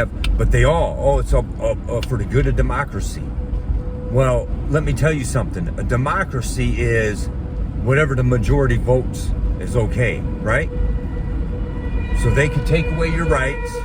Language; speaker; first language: English; native; English